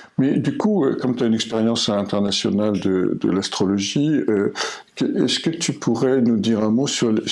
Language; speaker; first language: French; native; French